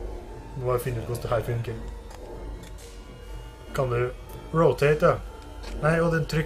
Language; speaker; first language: Norwegian; native; Norwegian